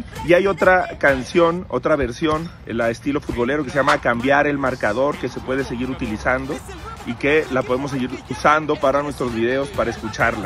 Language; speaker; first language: Spanish; native; Spanish